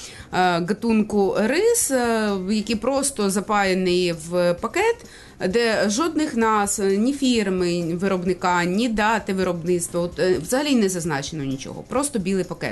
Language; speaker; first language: Ukrainian; native; Ukrainian